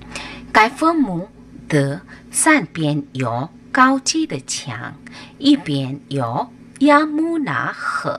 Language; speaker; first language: Chinese; non-native, learner; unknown